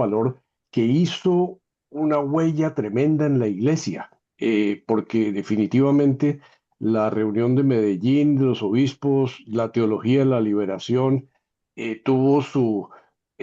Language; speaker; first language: Spanish; native; Spanish